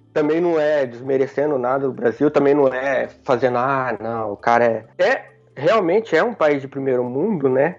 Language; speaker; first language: Portuguese; native; Portuguese